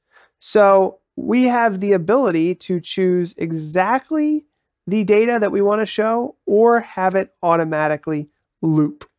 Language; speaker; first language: English; native; English